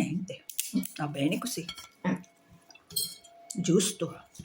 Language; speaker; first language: Italian; non-native, fluent; Filipino